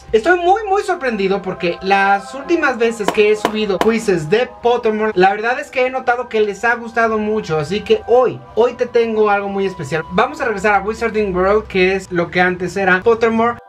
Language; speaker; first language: Spanish; native; Spanish